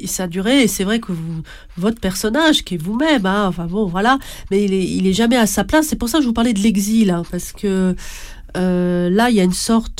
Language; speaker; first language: French; native; French